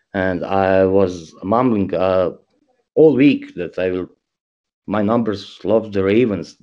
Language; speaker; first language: English; non-native, learner; Croatian